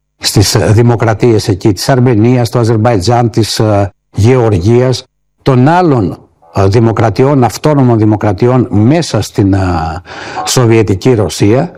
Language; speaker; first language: Greek; native; Greek